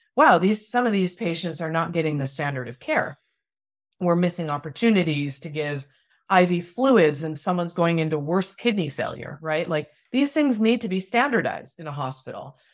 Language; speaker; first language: English; early bilingual, other home language; Hindi